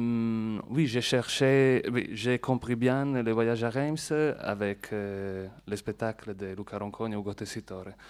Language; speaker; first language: French; non-native, learner; Italian